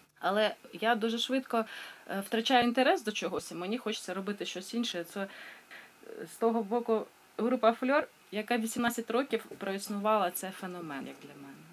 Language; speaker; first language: Ukrainian; non-native, local second language; Russian